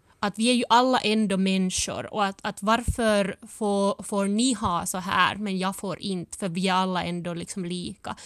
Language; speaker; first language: Swedish; early bilingual, other home language; Finnish